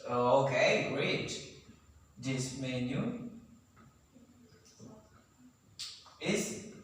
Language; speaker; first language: English; non-native, learner; Indonesian